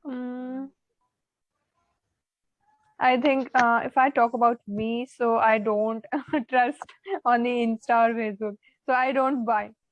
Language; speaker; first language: English; non-native, learner; Hindi